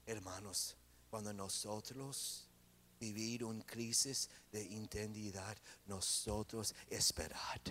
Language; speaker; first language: Spanish; non-native, learner; English